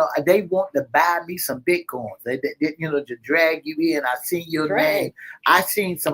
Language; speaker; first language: English; native; English